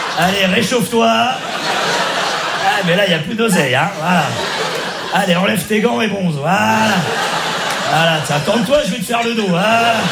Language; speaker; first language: French; native; French